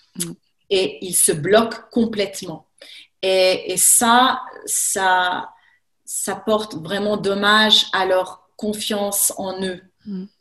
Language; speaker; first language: French; native; French